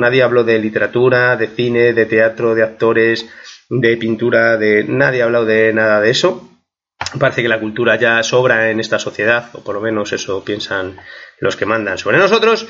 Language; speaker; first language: Spanish; native; Spanish